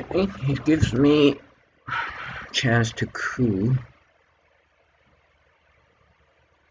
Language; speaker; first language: English; non-native, fluent; Chinese